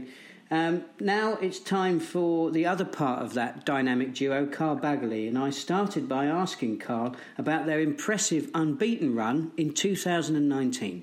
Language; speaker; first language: English; native; English